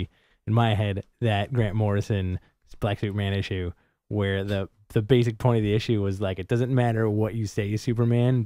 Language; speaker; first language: English; native; English